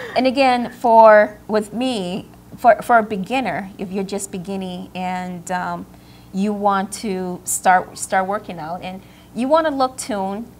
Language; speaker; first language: English; native; English